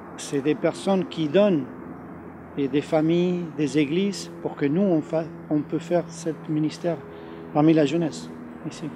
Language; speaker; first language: French; non-native, fluent; Spanish